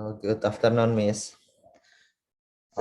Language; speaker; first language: English; non-native, learner; Indonesian